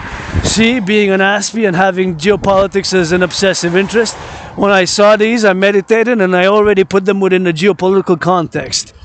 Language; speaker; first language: English; non-native, local second language; French